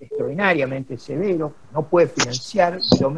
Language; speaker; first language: Spanish; native; Spanish